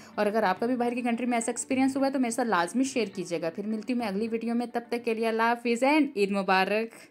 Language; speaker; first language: Urdu; native; Urdu